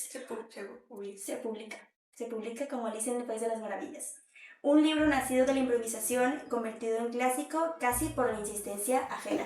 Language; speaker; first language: Spanish; native; Spanish